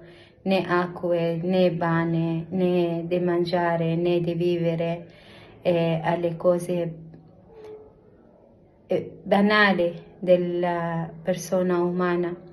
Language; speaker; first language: Italian; non-native, learner; Arabic